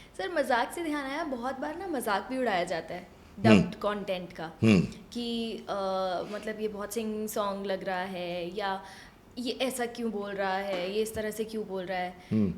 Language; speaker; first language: Hindi; native; Hindi